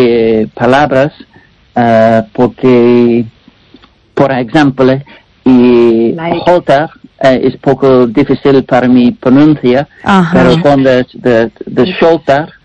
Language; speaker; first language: Spanish; non-native, learner; English